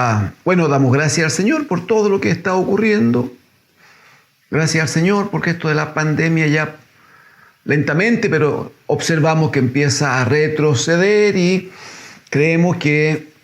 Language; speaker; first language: Spanish; native; Spanish